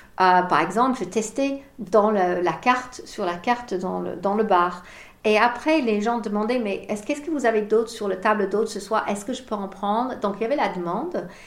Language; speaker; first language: French; non-native, fluent; English